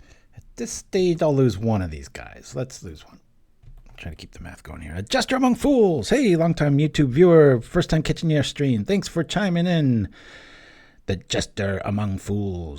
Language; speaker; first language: English; native; English